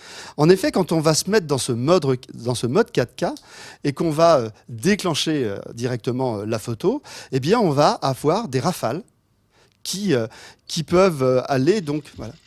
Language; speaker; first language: French; native; French